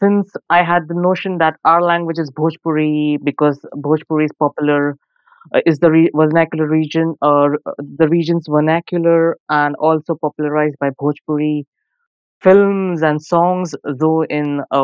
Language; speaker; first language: English; non-native, local second language; Urdu